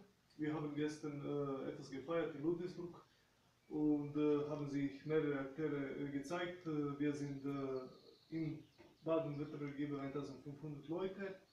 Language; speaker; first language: German; non-native, fluent; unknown